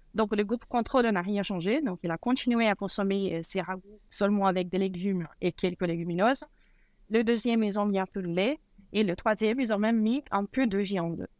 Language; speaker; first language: French; non-native, fluent; Portuguese